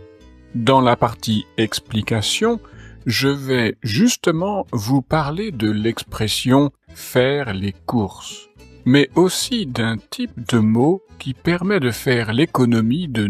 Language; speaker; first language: French; native; French